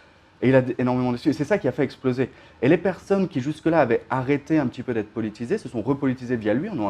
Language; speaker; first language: French; native; French